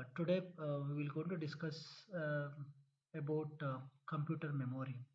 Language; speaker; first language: English; non-native, local second language; Kannada